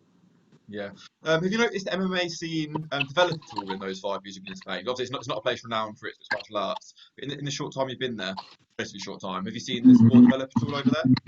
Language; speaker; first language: English; native; English